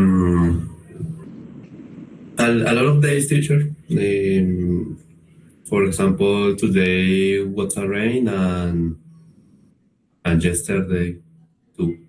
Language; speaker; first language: English; non-native, learner; Spanish